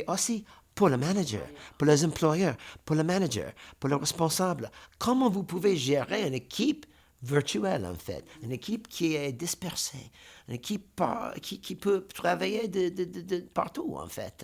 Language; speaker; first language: French; non-native, fluent; English